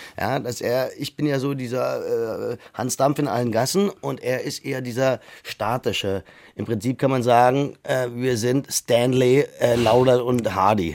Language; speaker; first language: German; native; German